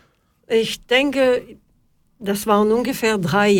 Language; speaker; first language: German; non-native, fluent; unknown